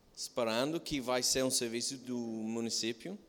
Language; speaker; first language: Portuguese; non-native, fluent; English